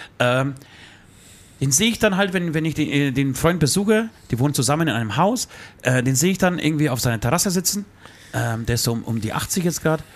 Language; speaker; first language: German; early bilingual, other home language; Polish